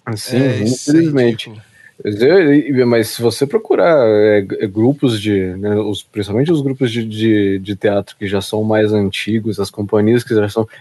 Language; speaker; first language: Portuguese; native; Portuguese